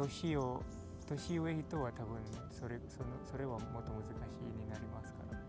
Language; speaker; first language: Japanese; non-native, learner; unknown